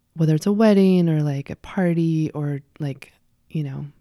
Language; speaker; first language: English; native; English